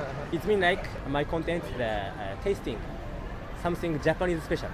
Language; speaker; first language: English; non-native, learner; Japanese